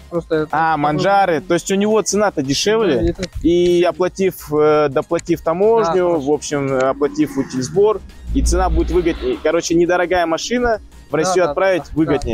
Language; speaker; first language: Russian; native; Russian